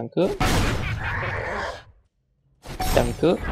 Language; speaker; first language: German; native; German